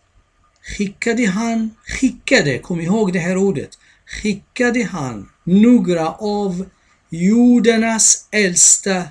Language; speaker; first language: Swedish; non-native, fluent; Arabic